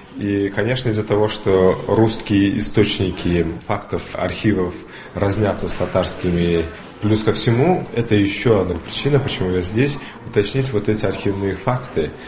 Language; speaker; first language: Russian; non-native, local second language; Kazakh